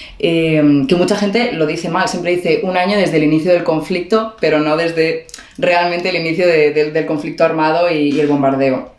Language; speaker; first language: Spanish; native; Spanish